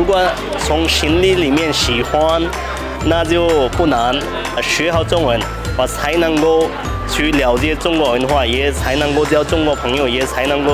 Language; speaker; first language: Chinese; non-native, fluent; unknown